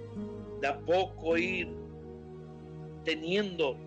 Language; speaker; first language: Spanish; native; Spanish